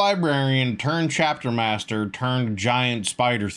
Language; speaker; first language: English; native; English